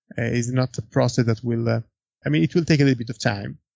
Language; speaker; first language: English; non-native, fluent; Italian